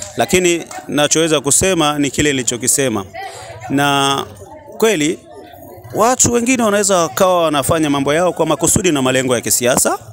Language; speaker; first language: Swahili; native; Swahili